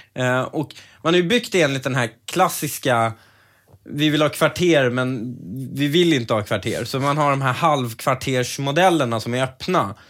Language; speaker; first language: Swedish; early bilingual, other home language; Persian